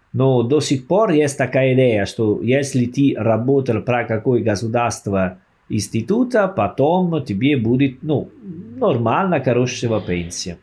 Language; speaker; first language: Russian; non-native, learner; Italian